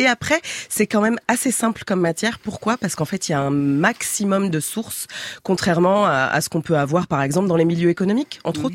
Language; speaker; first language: French; native; French